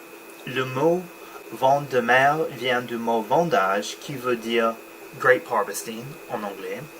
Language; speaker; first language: French; non-native, learner; English